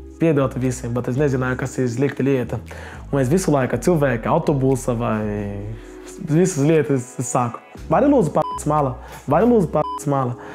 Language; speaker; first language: Latvian; non-native, learner; Portuguese